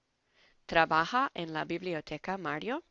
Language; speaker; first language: Spanish; non-native, fluent; English